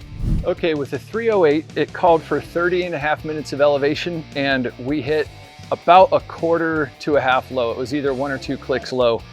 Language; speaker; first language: English; native; English